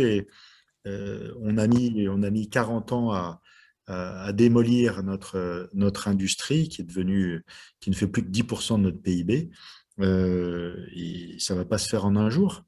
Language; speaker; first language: French; native; French